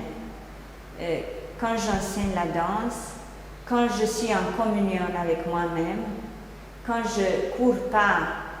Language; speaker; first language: French; non-native, fluent; Hungarian